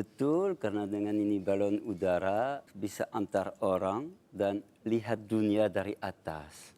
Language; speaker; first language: Indonesian; non-native, fluent; French